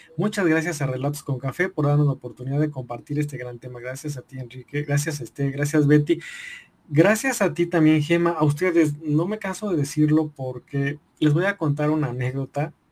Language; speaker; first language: Spanish; native; Spanish